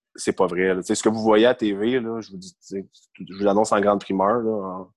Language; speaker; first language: French; native; French